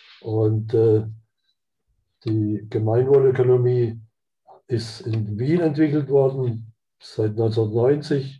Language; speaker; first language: German; native; German